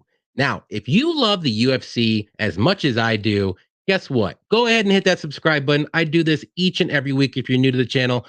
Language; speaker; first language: English; native; English